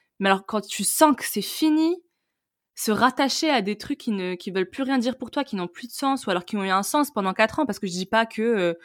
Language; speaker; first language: French; native; French